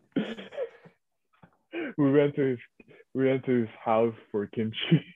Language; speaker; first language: English; early bilingual, other home language; Korean